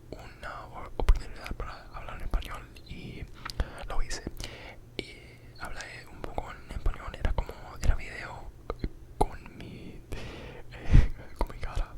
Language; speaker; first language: Spanish; non-native, learner; English